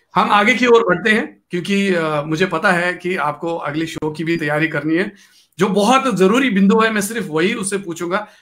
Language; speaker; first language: Hindi; non-native, local second language; Kashmiri